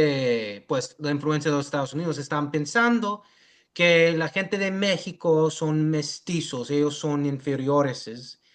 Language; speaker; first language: Spanish; early bilingual, heritage; English